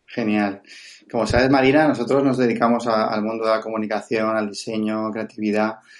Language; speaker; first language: Spanish; native; Spanish